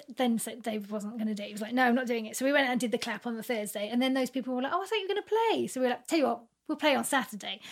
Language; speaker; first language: English; native; English